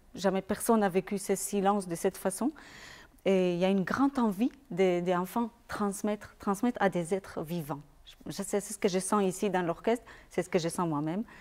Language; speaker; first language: French; non-native, fluent; Spanish